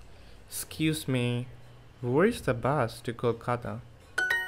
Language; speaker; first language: English; non-native, learner; Bangla